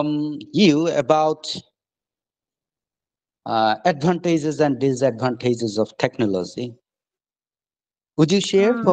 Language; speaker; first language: English; non-native, fluent; Bangla